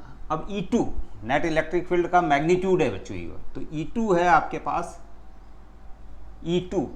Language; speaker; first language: Hindi; native; Hindi